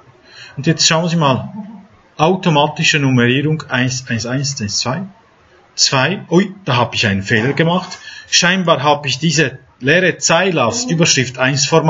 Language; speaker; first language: German; non-native, fluent; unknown